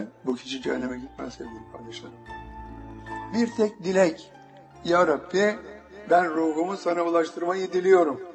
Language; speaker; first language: Turkish; native; Turkish